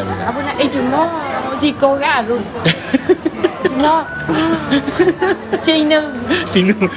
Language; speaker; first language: Japanese; non-native, learner; Vietnamese